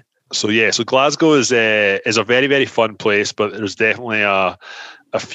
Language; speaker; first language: English; native; English